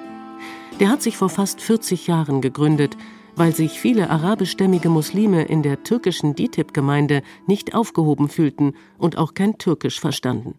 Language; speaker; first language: German; native; German